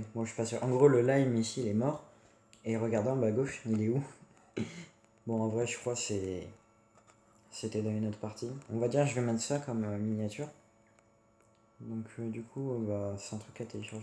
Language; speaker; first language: French; native; French